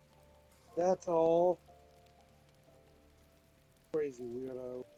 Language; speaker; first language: English; native; English